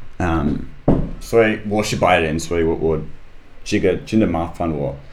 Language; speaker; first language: Chinese; non-native, learner; English